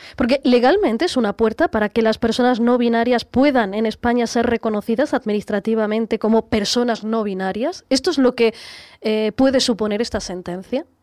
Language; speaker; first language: Spanish; native; Spanish